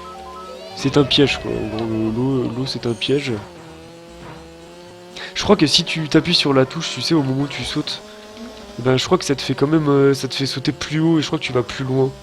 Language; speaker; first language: French; native; French